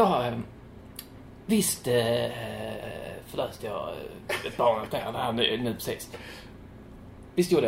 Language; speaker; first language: Swedish; native; Swedish